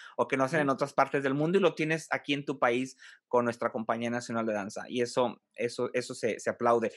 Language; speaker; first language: Spanish; native; Spanish